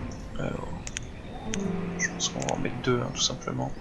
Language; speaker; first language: French; native; French